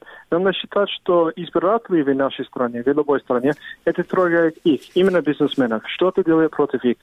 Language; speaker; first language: Russian; non-native, fluent; English